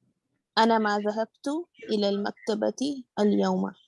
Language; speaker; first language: Arabic; non-native, learner; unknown